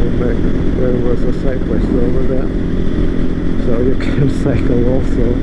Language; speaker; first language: English; non-native, fluent; Portuguese